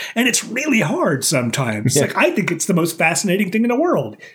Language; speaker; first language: English; native; English